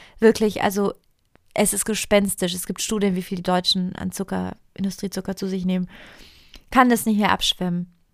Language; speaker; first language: German; non-native, fluent; Italian